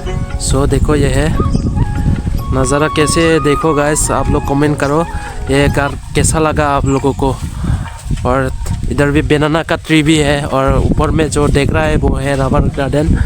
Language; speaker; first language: Hindi; non-native, local second language; Kok Borok